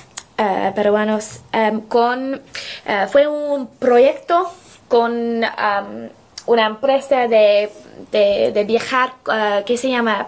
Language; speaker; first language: Spanish; non-native, learner; English